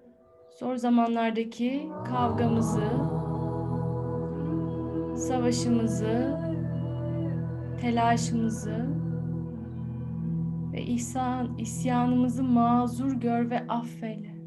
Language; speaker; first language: Turkish; native; Turkish